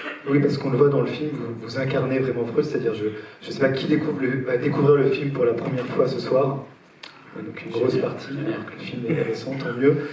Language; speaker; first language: French; native; French